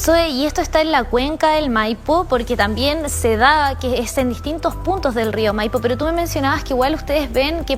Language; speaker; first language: Spanish; native; Spanish